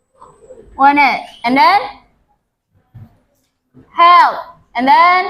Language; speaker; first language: English; non-native, learner; Indonesian